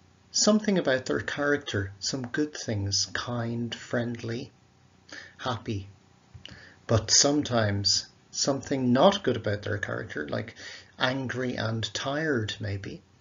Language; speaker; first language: English; native; English